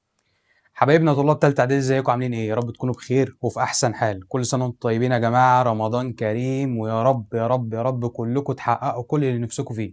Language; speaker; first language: Arabic; native; Arabic